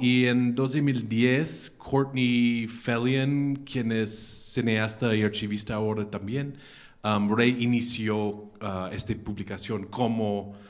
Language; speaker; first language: Spanish; non-native, fluent; English